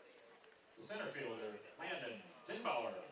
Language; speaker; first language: English; native; English